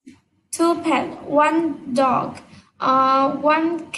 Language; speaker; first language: English; non-native, learner; Vietnamese